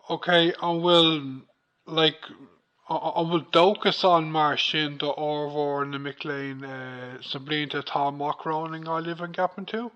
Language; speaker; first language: Irish; non-native, local second language; English